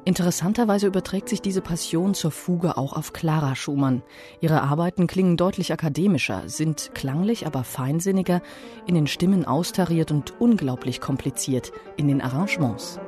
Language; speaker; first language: German; native; German